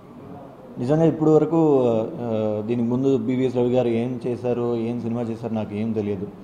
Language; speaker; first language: Telugu; non-native, learner; Tamil